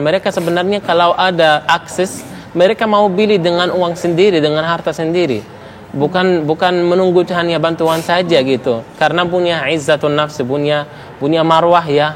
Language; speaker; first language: Indonesian; non-native, fluent; Arabic